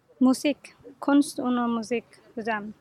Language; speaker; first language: German; non-native, learner; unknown